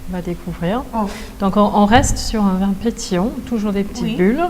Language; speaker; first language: French; native; French